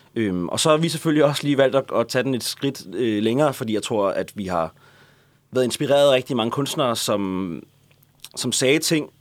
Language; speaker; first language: Danish; native; Danish